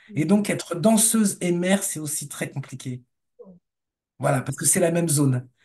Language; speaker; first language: French; native; French